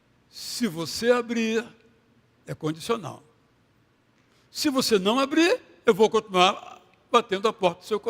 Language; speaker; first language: Portuguese; native; Portuguese